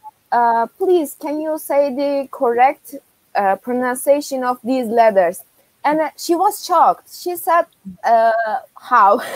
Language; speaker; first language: English; non-native, fluent; Turkish